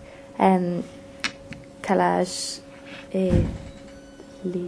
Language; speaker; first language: French; non-native, learner; English